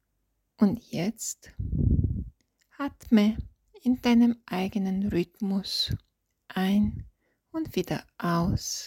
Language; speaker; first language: German; non-native, fluent; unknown